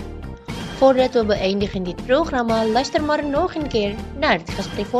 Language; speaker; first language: Dutch; non-native, fluent; Indonesian